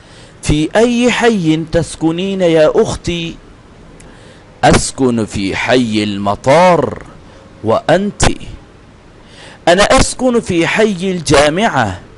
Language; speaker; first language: Arabic; non-native, fluent; Urdu